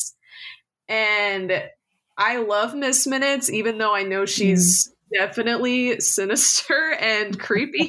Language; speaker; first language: English; native; English